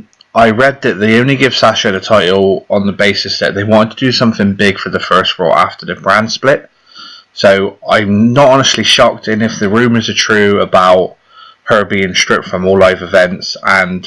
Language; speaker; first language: English; native; English